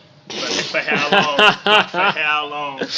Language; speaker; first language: English; native; English